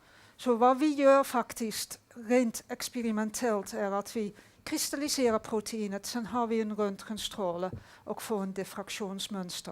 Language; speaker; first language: Swedish; non-native, fluent; Dutch